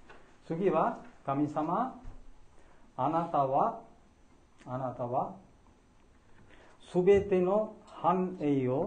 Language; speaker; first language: Japanese; non-native, fluent; Bangla